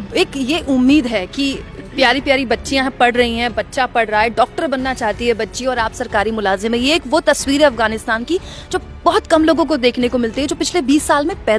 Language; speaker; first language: Hindi; native; Hindi